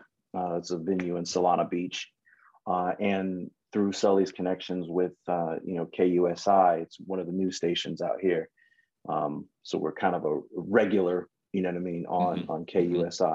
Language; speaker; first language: English; native; English